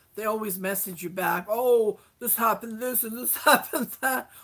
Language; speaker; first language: English; native; English